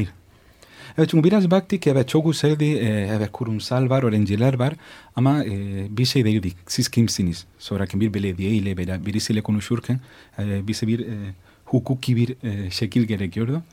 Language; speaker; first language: Turkish; non-native, fluent; Spanish